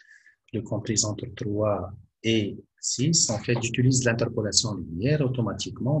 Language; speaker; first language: French; non-native, local second language; Arabic